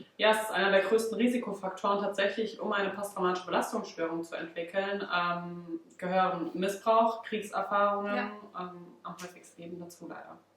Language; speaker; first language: German; native; German